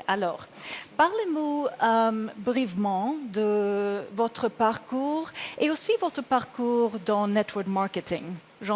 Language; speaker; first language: French; non-native, learner; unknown